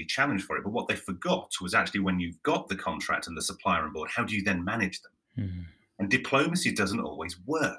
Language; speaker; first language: English; native; English